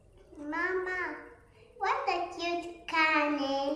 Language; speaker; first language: Italian; early bilingual, other home language; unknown